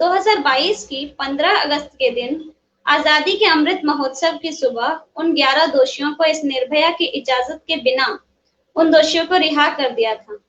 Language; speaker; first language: Hindi; native; Hindi